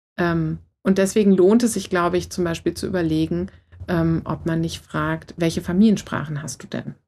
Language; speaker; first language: German; native; German